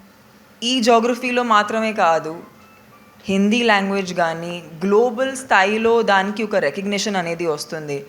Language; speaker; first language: Telugu; non-native, local second language; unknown